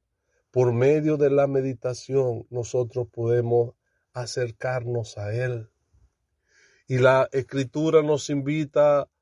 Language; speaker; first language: Spanish; native; Spanish